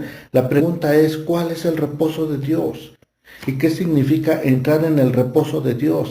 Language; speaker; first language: Spanish; native; Spanish